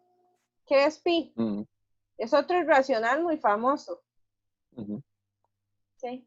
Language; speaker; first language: Spanish; native; Spanish